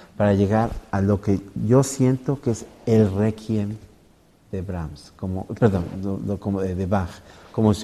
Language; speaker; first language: Spanish; native; Spanish